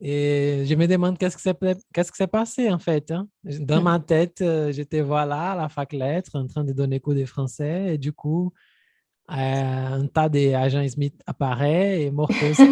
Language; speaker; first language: French; non-native, fluent; Portuguese